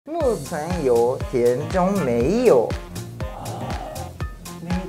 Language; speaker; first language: Chinese; non-native, fluent; Japanese